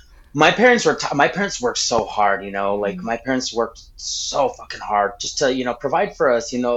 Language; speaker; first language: English; native; English